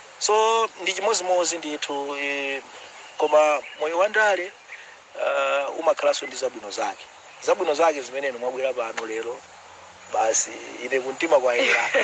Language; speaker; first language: Nyanja; native; Nyanja